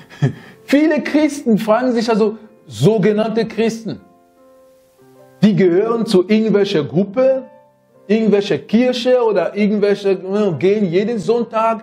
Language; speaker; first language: German; non-native, fluent; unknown